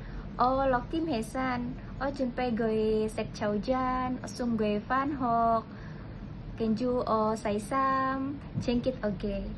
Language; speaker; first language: Cantonese; non-native, learner; Indonesian